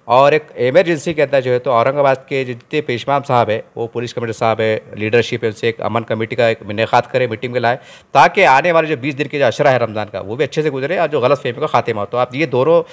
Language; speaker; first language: Hindi; non-native, local second language; Urdu